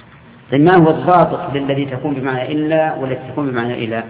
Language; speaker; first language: Arabic; native; Arabic